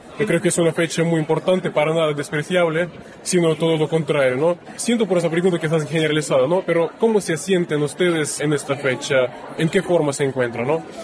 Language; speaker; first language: Spanish; non-native, fluent; Russian